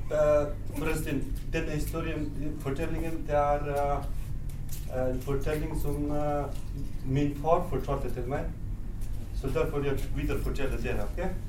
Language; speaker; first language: Norwegian; non-native, fluent; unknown